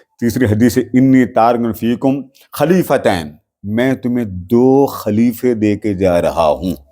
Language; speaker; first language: Urdu; non-native, local second language; Punjabi